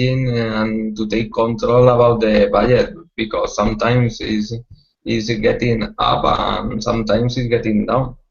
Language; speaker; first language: English; non-native, learner; Spanish